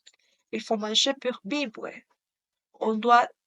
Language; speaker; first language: French; non-native, learner; Spanish